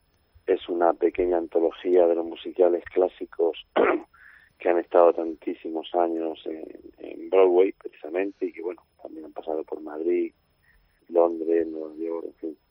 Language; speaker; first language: Spanish; native; Spanish